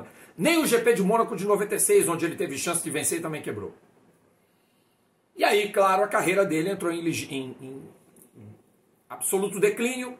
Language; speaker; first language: Portuguese; native; Portuguese